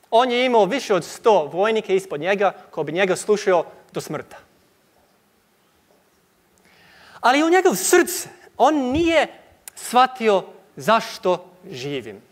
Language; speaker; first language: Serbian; non-native, learner; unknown